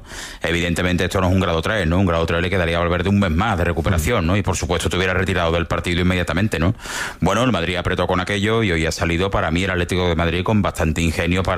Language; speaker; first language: Spanish; native; Spanish